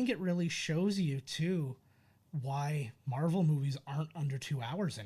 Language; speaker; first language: English; native; English